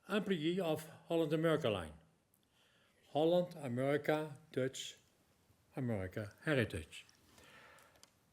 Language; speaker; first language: English; non-native, fluent; Dutch